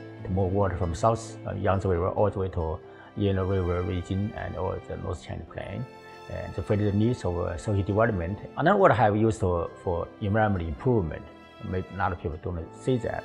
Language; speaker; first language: English; non-native, fluent; Chinese